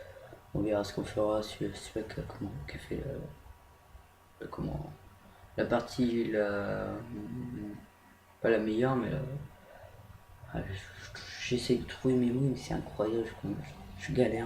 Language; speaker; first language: French; native; French